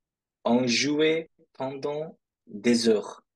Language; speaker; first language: French; non-native, learner; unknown